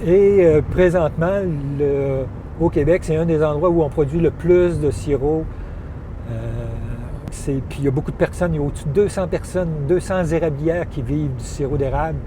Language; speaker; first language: French; native; French